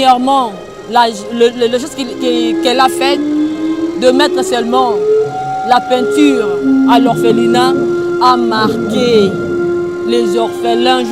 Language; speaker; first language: French; non-native, local second language; Lingala